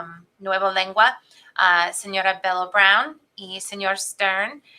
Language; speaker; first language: Spanish; non-native, fluent; English